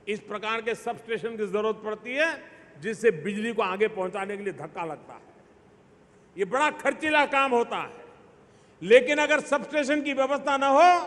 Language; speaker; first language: Hindi; non-native, local second language; Gujarati